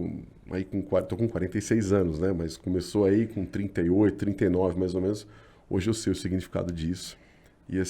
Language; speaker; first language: Portuguese; native; Portuguese